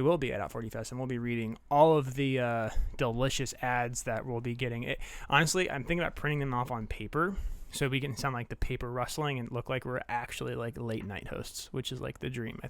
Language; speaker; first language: English; native; English